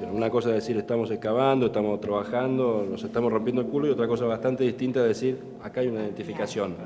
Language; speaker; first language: Spanish; native; Spanish